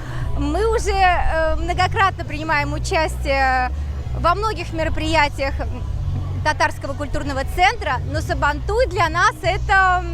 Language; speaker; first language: Russian; native; Russian